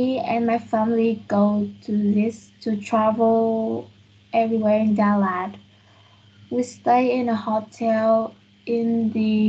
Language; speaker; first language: English; non-native, learner; Vietnamese